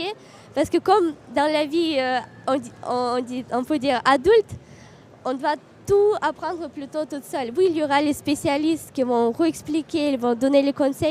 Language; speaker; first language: French; non-native, fluent; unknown